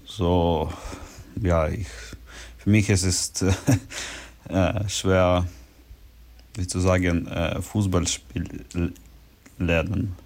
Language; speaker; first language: German; non-native, learner; Ukrainian